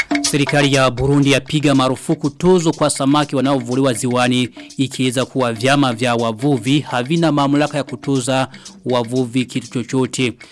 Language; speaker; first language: Swahili; non-native, local second language; Rundi